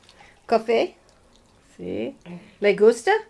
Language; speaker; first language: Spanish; non-native, learner; English